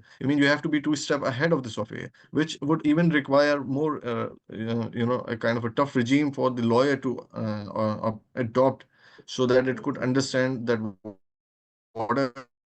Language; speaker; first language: English; non-native, local second language; Urdu